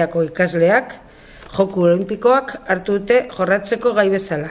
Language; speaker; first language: Basque; native; Basque